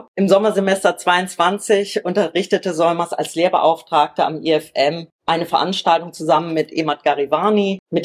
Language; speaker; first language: German; native; German